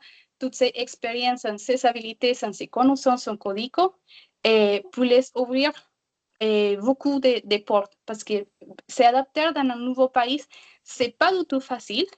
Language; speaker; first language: French; non-native, learner; Spanish